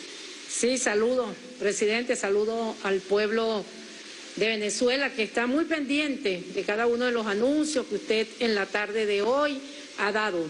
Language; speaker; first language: Spanish; native; Spanish